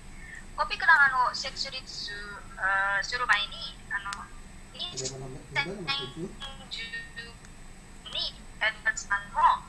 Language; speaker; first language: Japanese; non-native, learner; Indonesian